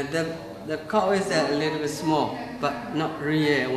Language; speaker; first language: English; non-native, learner; Burmese